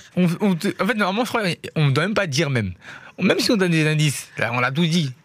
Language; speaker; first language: French; native; French